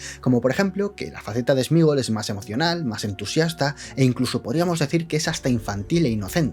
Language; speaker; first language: Spanish; native; Spanish